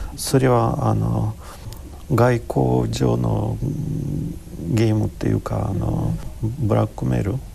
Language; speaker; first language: Japanese; non-native, fluent; Ukrainian